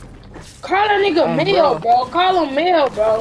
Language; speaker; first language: English; native; English